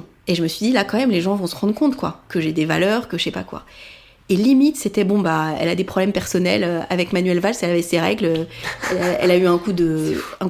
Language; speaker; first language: French; native; French